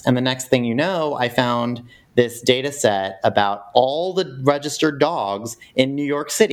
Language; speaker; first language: English; native; English